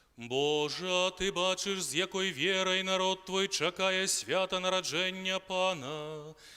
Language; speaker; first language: Belarusian; native; Belarusian